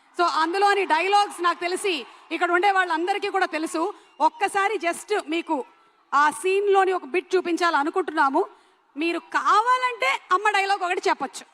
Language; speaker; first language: Telugu; native; Telugu